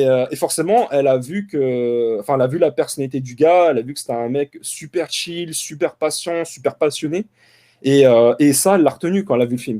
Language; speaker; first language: French; native; French